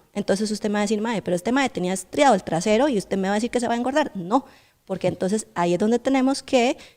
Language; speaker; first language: Spanish; native; Spanish